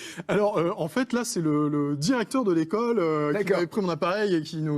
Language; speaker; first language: French; native; French